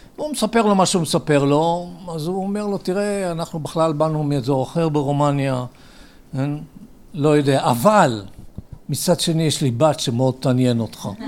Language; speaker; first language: Hebrew; early bilingual, other home language; English